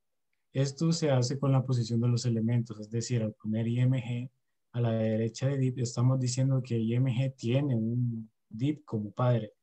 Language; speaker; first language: Spanish; native; Spanish